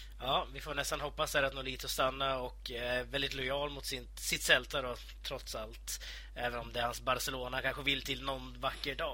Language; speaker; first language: Swedish; native; Swedish